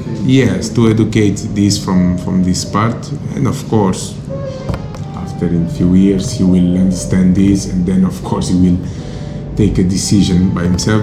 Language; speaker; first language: English; non-native, local second language; Kabuverdianu